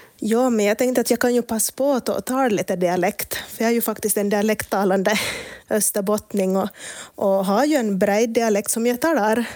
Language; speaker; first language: Swedish; native; Swedish